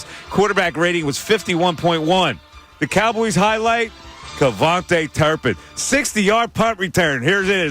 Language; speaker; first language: English; native; English